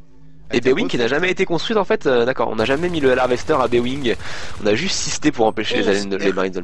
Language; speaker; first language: French; native; French